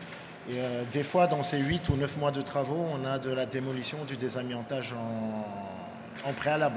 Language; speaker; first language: French; native; French